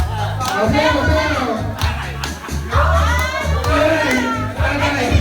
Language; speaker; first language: Filipino; native; Filipino